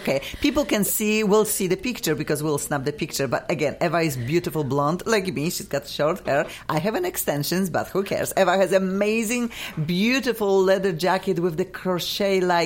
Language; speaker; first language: English; non-native, fluent; Polish